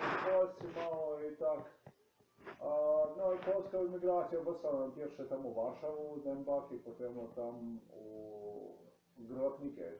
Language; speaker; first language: Polish; non-native, learner; Ukrainian